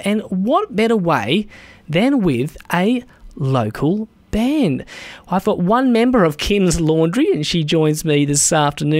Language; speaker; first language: English; native; English